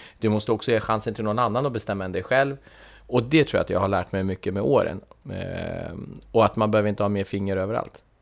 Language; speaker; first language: Swedish; early bilingual, other home language; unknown